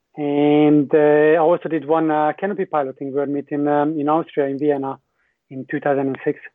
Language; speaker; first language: English; non-native, fluent; Hungarian